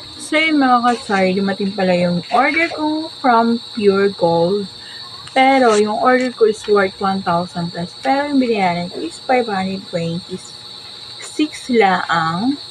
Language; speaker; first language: Filipino; non-native, local second language; Bikol